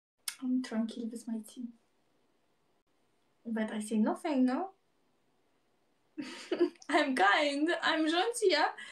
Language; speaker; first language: English; non-native, learner; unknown